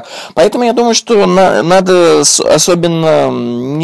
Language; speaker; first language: Russian; native; Russian